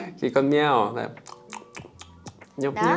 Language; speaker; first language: Vietnamese; non-native, learner; English